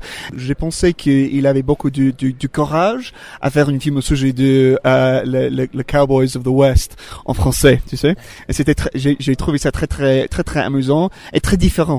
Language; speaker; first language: French; non-native, learner; English